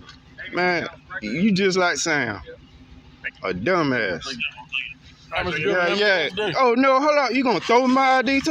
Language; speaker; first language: English; native; English